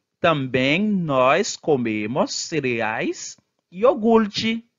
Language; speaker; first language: Portuguese; non-native, fluent; Haitian Creole